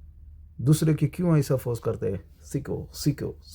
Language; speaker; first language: Hindi; non-native, local second language; Malayalam